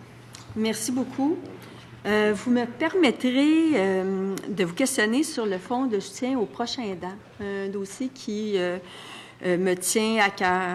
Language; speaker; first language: French; native; French